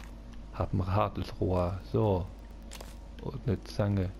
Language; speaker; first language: German; native; German